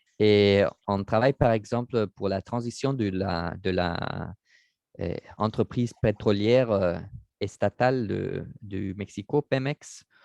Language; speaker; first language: French; non-native, learner; German